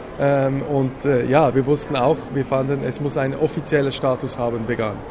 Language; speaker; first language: German; native; German